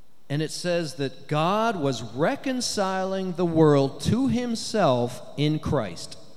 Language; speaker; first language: English; native; English